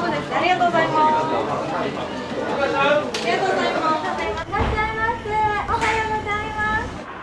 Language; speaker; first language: Japanese; native; Japanese